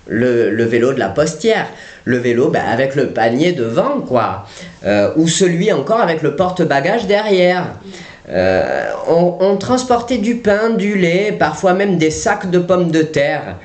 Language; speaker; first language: French; native; French